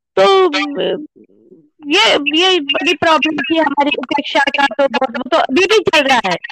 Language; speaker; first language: Hindi; non-native, local second language; Kashmiri